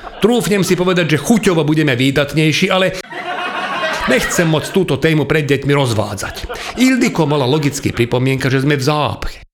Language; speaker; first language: Slovak; non-native, local second language; Hungarian